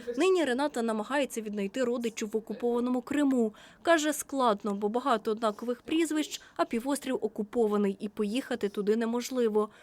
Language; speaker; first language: Ukrainian; native; Ukrainian